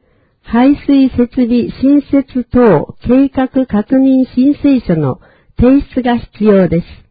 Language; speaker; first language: Japanese; native; Japanese